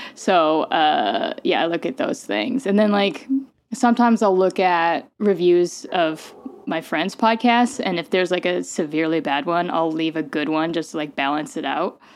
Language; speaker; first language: English; native; English